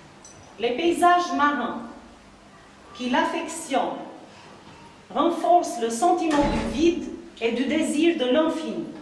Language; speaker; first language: French; native; French